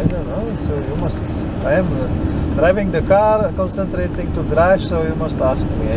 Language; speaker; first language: English; non-native, fluent; Czech